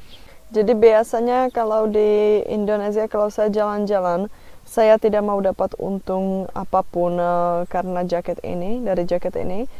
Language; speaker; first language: Indonesian; non-native, fluent; Czech